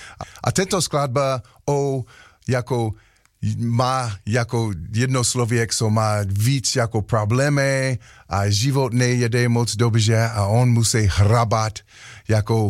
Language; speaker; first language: Czech; non-native, learner; English